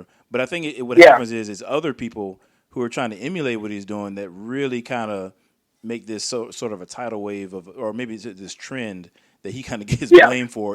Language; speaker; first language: English; native; English